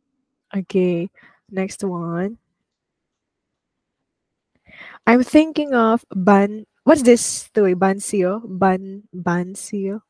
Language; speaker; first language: English; non-native, fluent; Vietnamese